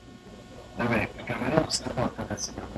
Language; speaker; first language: Russian; non-native, learner; Uzbek